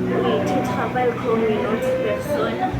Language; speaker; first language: French; non-native, learner; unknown